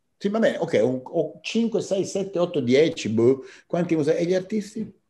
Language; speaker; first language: Italian; native; Italian